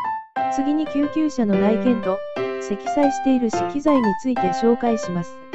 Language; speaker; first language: Japanese; native; Japanese